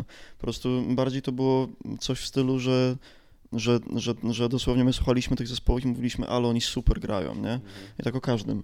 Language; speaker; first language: Polish; native; Polish